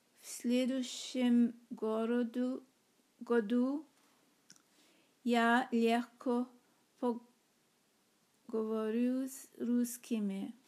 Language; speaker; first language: Russian; non-native, learner; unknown